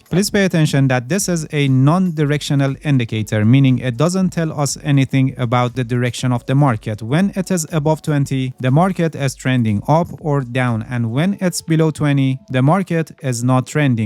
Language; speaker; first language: English; non-native, fluent; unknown